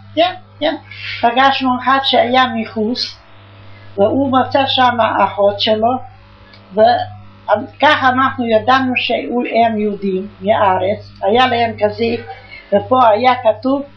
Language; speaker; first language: Hebrew; non-native, fluent; Yiddish